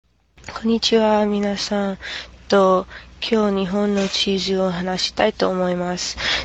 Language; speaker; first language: Japanese; non-native, learner; English